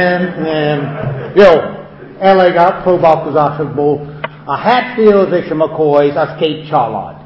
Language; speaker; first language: Hungarian; non-native, fluent; English